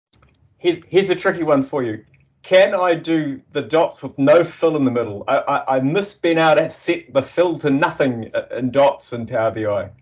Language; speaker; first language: English; native; English